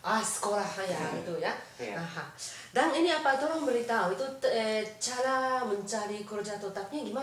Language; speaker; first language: Indonesian; non-native, fluent; Japanese